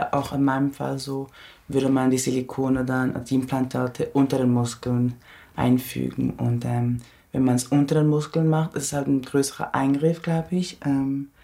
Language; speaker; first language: German; early bilingual, other home language; Japanese